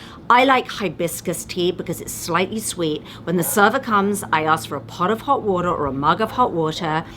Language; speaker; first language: English; native; English